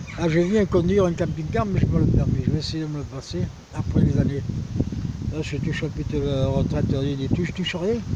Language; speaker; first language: French; early bilingual, other home language; Spanish